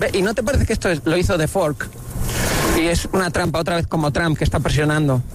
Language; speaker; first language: Spanish; native; Spanish